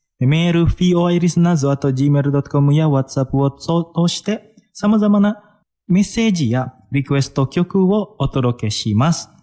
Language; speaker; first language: Japanese; non-native, fluent; Indonesian